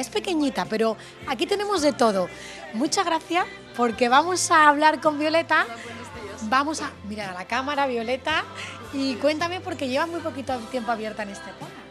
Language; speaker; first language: Spanish; native; Spanish